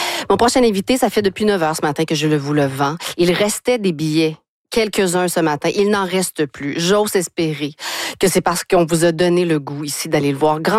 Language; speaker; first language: French; native; French